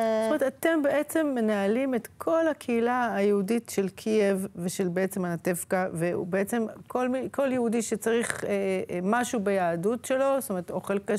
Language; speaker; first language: Hebrew; native; Hebrew